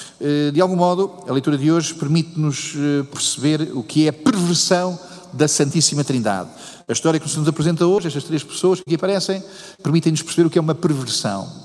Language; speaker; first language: Portuguese; native; Portuguese